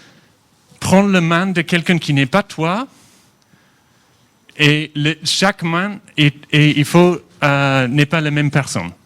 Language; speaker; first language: French; non-native, fluent; English